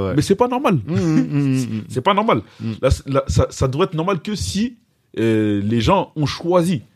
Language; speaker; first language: French; native; French